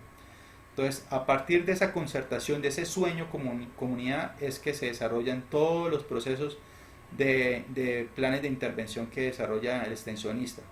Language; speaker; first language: Spanish; native; Spanish